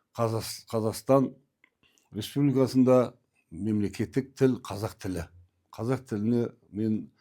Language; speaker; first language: Kazakh; non-native, local second language; Turkish